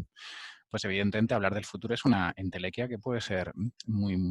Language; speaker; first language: Spanish; native; Spanish